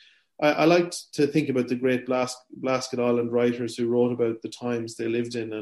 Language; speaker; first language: English; native; English